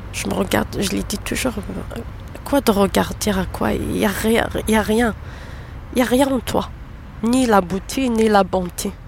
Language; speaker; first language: French; non-native, local second language; Arabic